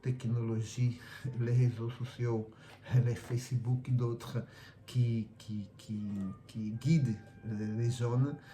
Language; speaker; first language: French; non-native, fluent; Portuguese